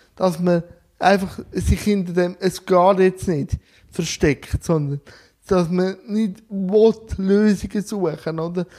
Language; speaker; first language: German; native; German